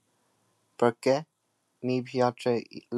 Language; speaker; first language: Italian; non-native, learner; English